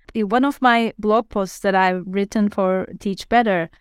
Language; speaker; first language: English; non-native, fluent; Turkish